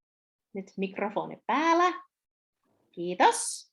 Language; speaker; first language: Finnish; non-native, learner; English